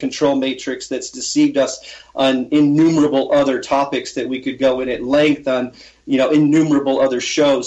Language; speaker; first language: English; native; English